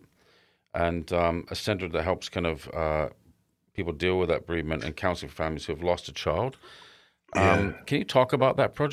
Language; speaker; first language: English; native; English